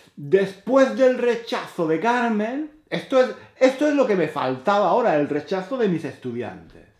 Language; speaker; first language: Spanish; native; Spanish